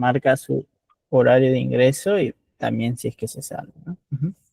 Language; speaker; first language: Spanish; native; Spanish